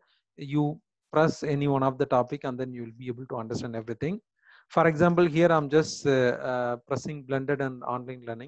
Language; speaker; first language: English; non-native, local second language; Tamil